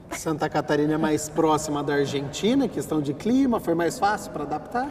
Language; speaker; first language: Portuguese; native; Portuguese